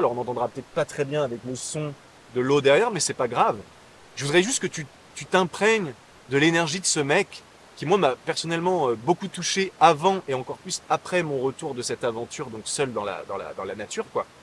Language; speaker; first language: French; native; French